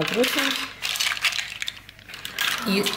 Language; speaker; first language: Russian; native; Russian